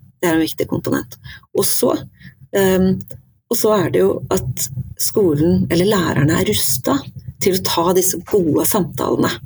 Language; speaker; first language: Norwegian; native; Norwegian